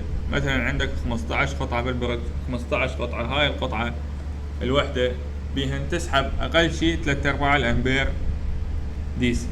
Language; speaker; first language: Arabic; native; Arabic